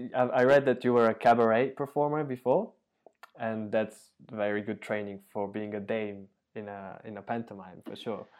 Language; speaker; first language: English; non-native, fluent; Bulgarian